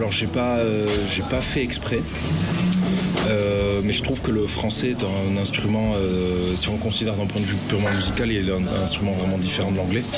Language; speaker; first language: French; native; French